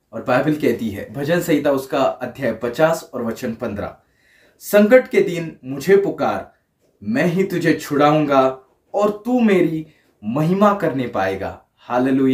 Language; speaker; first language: Hindi; non-native, local second language; Marathi